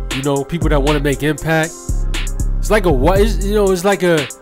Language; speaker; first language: English; native; English